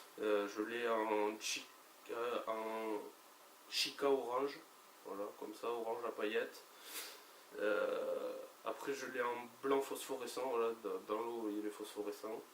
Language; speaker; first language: French; native; French